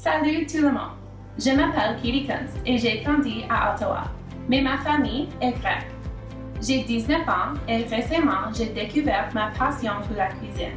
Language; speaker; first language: French; non-native, learner; English